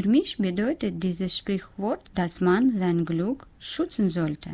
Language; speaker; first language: German; non-native, learner; Russian